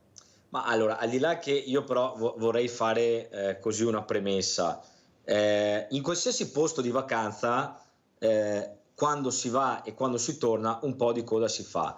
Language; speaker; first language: Italian; native; Italian